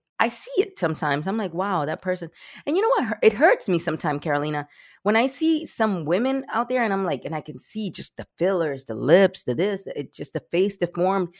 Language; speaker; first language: English; early bilingual, other home language; Spanish